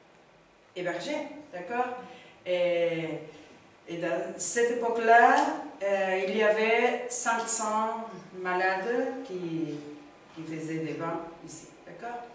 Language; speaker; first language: French; non-native, learner; Spanish